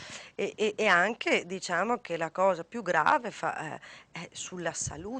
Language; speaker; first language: Italian; native; Italian